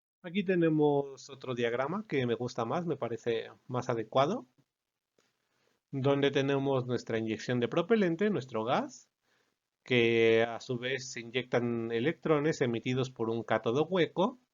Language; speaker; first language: Spanish; native; Spanish